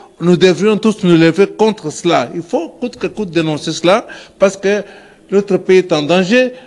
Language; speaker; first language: French; non-native, local second language; Lingala